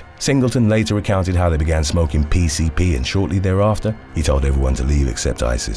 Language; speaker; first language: English; native; English